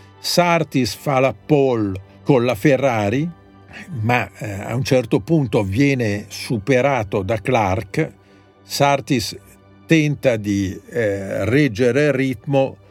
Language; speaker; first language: Italian; native; Italian